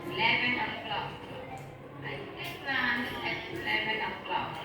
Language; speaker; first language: English; non-native, fluent; Indonesian